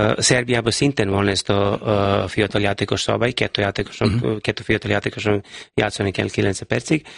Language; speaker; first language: Hungarian; non-native, fluent; Serbian